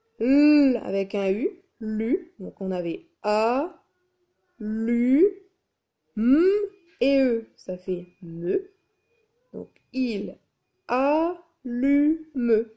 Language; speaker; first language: French; native; French